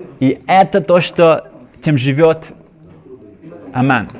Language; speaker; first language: Russian; native; Russian